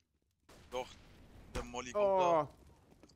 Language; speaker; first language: German; native; German